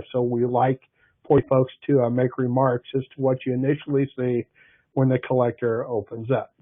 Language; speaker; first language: English; native; English